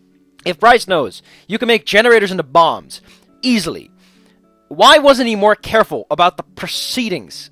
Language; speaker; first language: English; non-native, fluent; Dutch